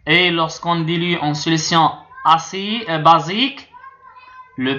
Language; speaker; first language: French; non-native, local second language; Arabic